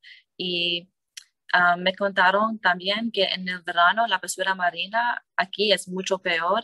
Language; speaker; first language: Spanish; non-native, learner; English